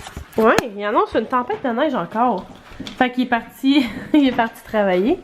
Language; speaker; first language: French; native; French